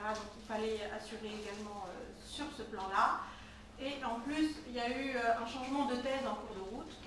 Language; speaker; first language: French; non-native, local second language; Arabic